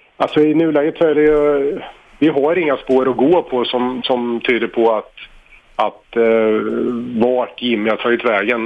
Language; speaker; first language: Swedish; native; Swedish